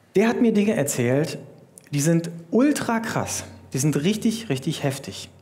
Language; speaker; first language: German; native; German